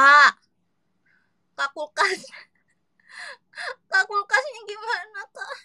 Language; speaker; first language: Indonesian; native; Indonesian